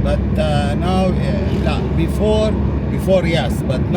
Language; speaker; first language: English; non-native, learner; Arabic